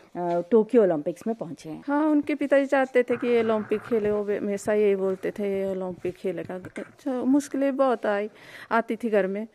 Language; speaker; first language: Hindi; native; Hindi